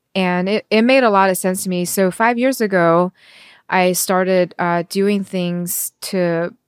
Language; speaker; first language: English; early bilingual, other home language; Chinese